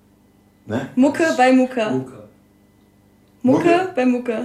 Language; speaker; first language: German; early bilingual, other home language; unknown